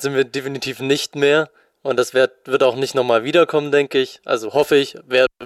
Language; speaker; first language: German; native; German